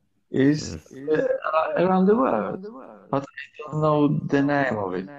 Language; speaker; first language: English; non-native, learner; Polish